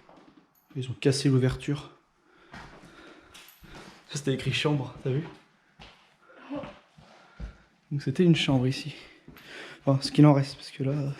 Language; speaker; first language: French; native; French